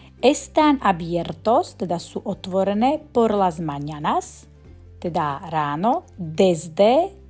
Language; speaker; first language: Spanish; non-native, fluent; Slovak